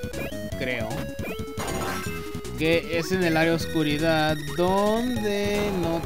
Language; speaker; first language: Spanish; native; Spanish